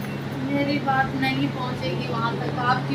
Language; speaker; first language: Hindi; native; Hindi